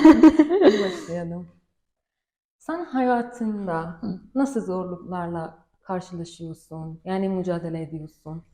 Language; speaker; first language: Turkish; non-native, learner; Persian